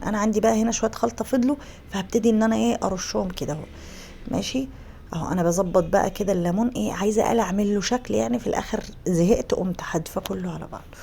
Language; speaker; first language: Arabic; native; Arabic